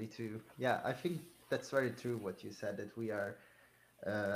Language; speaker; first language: English; non-native, fluent; Hungarian